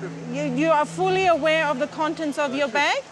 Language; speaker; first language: English; native; English